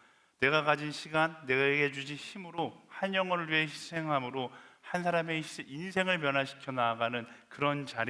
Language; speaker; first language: Korean; native; Korean